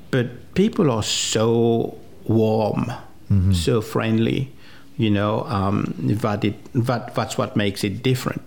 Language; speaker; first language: English; non-native, fluent; French